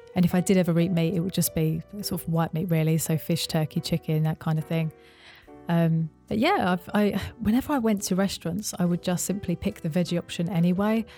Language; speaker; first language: English; native; English